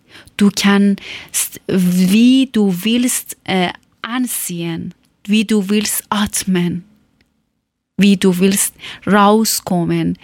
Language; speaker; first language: German; non-native, learner; Persian